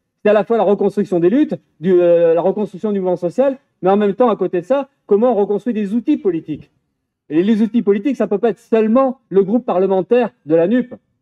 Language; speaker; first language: French; native; French